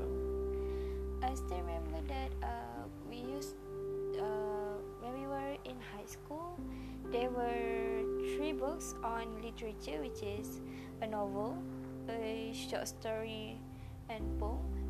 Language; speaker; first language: English; non-native, local second language; Malay